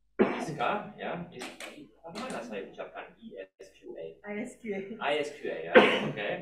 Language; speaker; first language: Indonesian; non-native, fluent; German